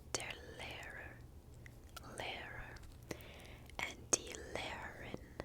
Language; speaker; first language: German; non-native, learner; English